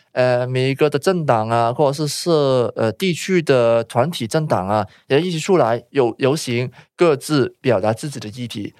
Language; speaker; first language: Chinese; non-native, local second language; Cantonese